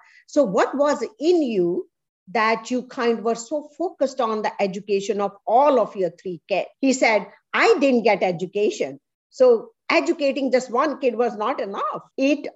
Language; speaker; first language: English; non-native, local second language; Punjabi